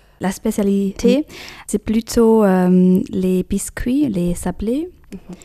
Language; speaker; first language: French; non-native, fluent; German